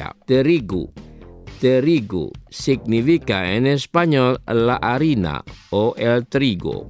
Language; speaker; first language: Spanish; non-native, fluent; Indonesian